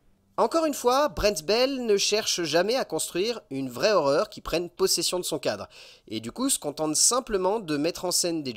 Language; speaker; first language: French; native; French